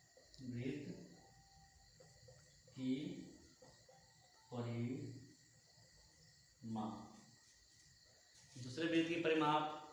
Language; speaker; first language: Hindi; native; Hindi